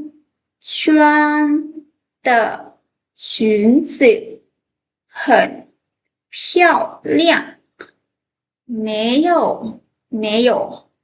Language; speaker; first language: Chinese; non-native, fluent; Lao